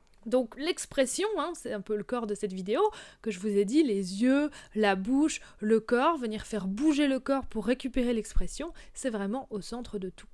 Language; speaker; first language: French; native; French